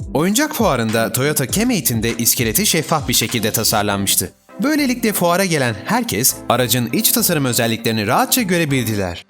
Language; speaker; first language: Turkish; native; Turkish